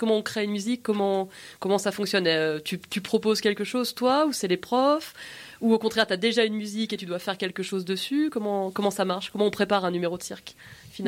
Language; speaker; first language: French; native; French